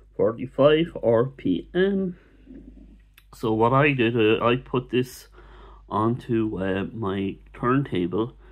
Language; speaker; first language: English; native; English